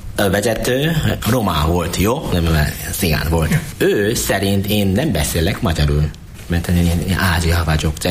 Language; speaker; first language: Hungarian; non-native, learner; Korean